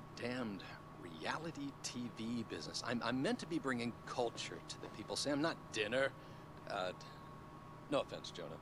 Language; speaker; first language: English; non-native, fluent; Norwegian